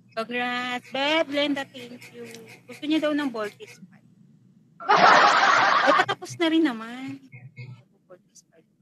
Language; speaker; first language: Filipino; non-native, local second language; Hiligaynon